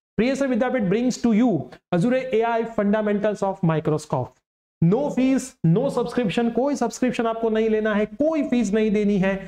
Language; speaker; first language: Hindi; non-native, local second language; Gujarati